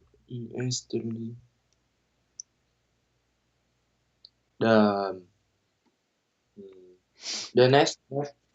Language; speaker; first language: English; non-native, learner; Vietnamese